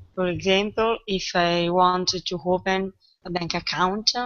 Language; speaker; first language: English; non-native, learner; Italian